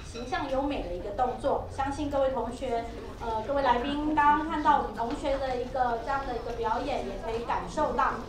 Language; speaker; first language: Chinese; native; Chinese